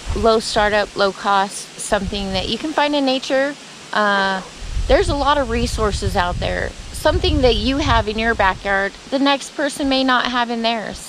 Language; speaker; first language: English; native; English